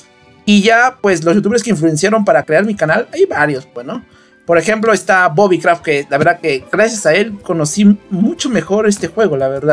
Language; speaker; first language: Spanish; native; Spanish